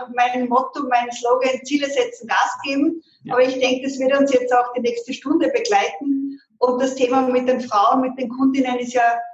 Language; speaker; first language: German; native; German